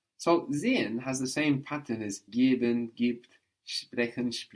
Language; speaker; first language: German; non-native, fluent; English